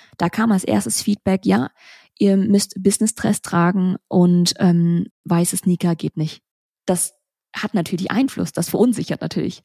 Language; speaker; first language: German; early bilingual, other home language; Vietnamese